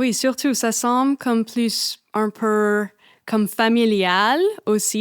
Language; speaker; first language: French; non-native, fluent; English